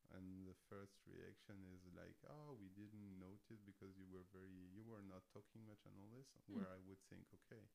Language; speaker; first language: English; non-native, fluent; French